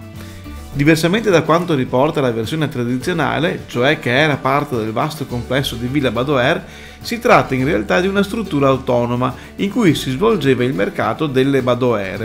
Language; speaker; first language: Italian; native; Italian